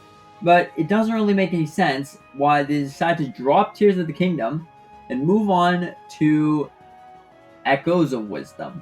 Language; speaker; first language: English; native; English